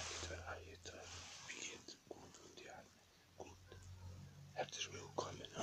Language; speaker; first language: German; non-native, learner; Bosnian